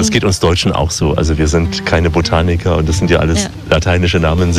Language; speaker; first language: German; native; German